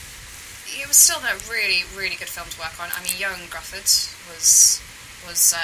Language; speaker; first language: English; native; English